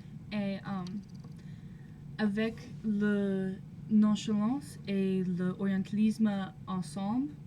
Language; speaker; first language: French; non-native, learner; English